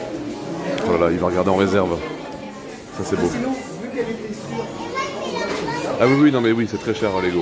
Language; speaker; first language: French; native; French